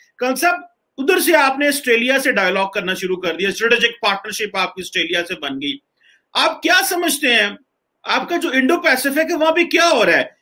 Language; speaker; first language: Urdu; non-native, local second language; Punjabi